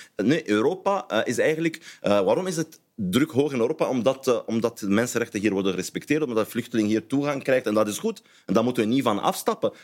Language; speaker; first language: Dutch; non-native, fluent; Arabic